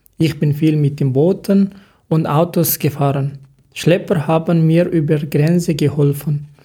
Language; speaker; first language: German; non-native, learner; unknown